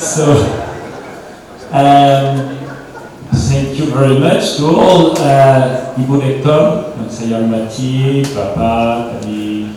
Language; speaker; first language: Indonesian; non-native, learner; French